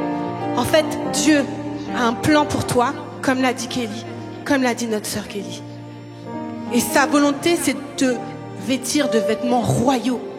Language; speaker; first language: French; native; French